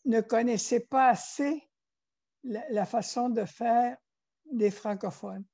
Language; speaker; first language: French; non-native, local second language; Innu-aimun